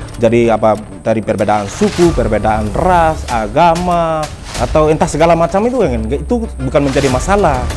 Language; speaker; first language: Indonesian; non-native, local second language; Tetum